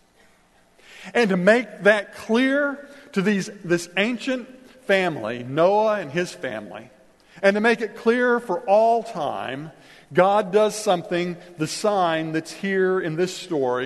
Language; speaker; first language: English; native; English